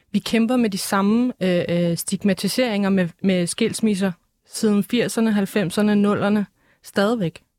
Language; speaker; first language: Danish; early bilingual, other home language; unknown